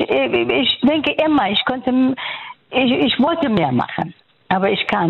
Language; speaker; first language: German; non-native, fluent; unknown